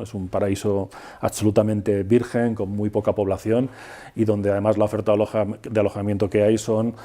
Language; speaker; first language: Spanish; native; Spanish